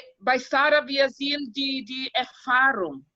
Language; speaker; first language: German; non-native, fluent; Portuguese